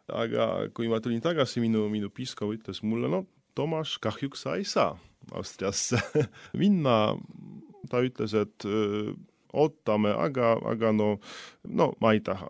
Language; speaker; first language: Estonian; non-native, fluent; Polish